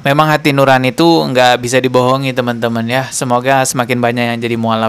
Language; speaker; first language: Indonesian; native; Indonesian